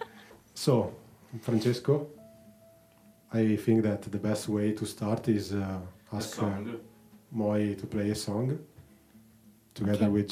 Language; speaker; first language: English; non-native, learner; Italian